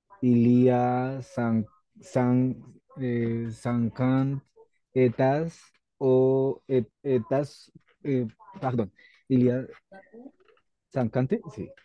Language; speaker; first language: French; non-native, learner; Spanish